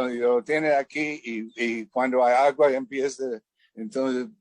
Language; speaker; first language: Spanish; non-native, fluent; English